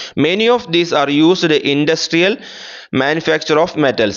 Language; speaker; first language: English; non-native, local second language; Malayalam